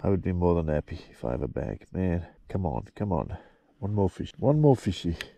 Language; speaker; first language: English; non-native, local second language; Afrikaans